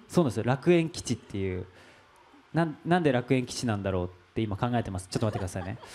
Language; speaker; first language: Japanese; native; Japanese